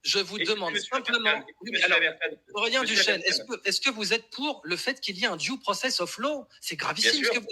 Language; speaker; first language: French; native; French